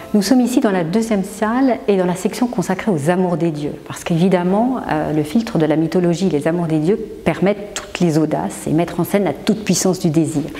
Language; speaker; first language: French; native; French